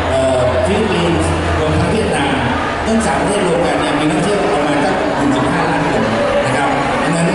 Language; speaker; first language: Thai; native; Thai